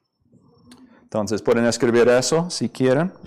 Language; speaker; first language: Spanish; non-native, fluent; English